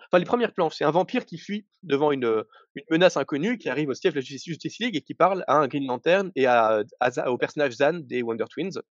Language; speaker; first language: French; native; French